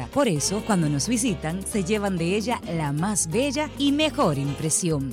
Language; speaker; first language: Spanish; native; Spanish